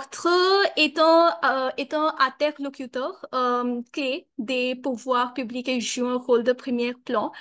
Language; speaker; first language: French; non-native, learner; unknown